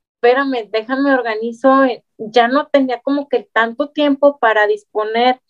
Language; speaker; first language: Spanish; native; Spanish